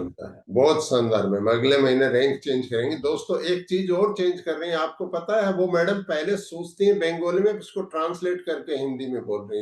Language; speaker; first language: Hindi; native; Hindi